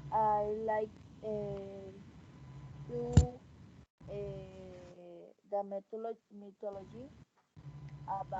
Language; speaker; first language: English; non-native, learner; Spanish